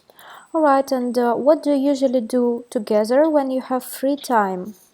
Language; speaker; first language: English; non-native, fluent; Russian